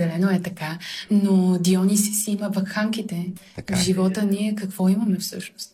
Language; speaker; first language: Bulgarian; native; Bulgarian